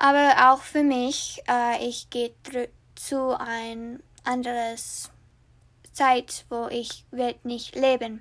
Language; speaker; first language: German; non-native, learner; English